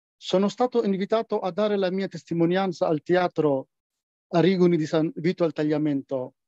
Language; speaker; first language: Italian; non-native, fluent; Persian